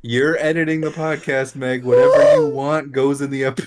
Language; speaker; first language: English; native; English